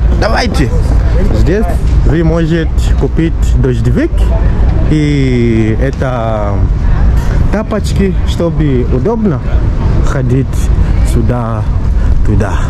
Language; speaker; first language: Russian; non-native, fluent; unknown